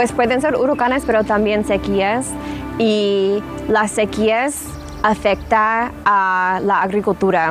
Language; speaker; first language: Spanish; early bilingual, heritage; Spanish